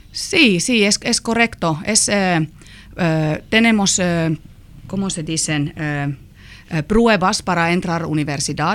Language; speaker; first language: Spanish; non-native, learner; Finnish